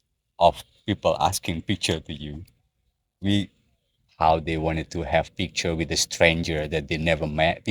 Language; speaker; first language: English; non-native, learner; Indonesian